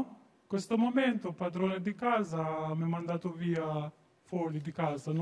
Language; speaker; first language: Italian; non-native, learner; Albanian